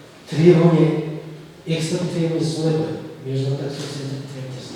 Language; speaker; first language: Russian; non-native, local second language; Kazakh